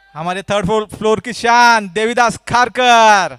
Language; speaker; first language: Hindi; non-native, local second language; Marathi